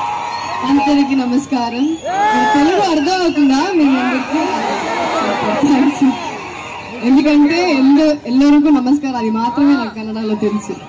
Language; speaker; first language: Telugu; non-native, local second language; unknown